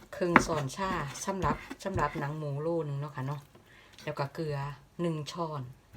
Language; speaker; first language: Thai; non-native, local second language; Northeastern Thai